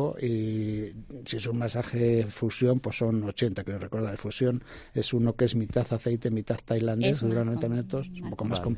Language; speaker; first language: Spanish; native; Spanish